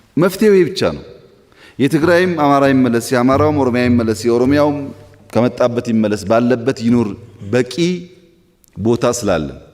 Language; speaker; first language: Amharic; non-native, local second language; Oromo